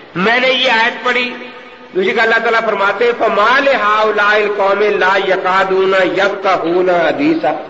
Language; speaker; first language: Urdu; non-native, local second language; Punjabi